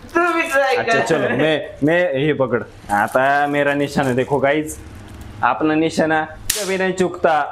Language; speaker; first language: Hindi; non-native, local second language; Marathi